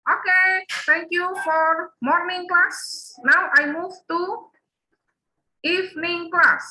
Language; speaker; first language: English; non-native, learner; Indonesian